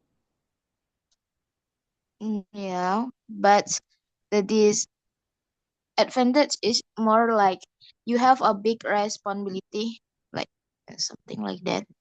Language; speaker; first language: English; non-native, learner; Indonesian